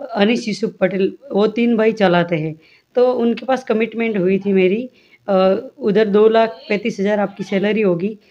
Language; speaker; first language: Hindi; non-native, local second language; Gujarati